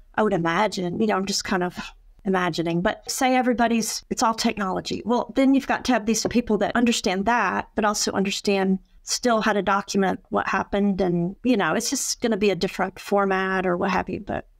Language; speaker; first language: English; native; English